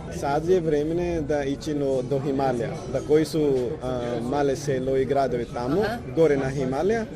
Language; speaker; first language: Croatian; non-native, learner; Punjabi